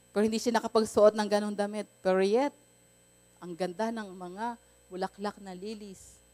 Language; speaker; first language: Filipino; native; Filipino